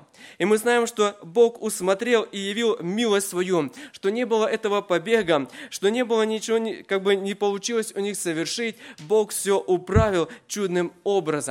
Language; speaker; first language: Russian; native; Russian